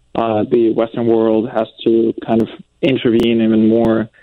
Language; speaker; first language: English; non-native, fluent; Ukrainian